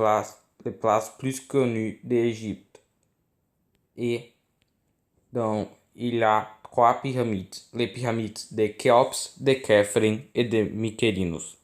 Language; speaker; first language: French; non-native, learner; Portuguese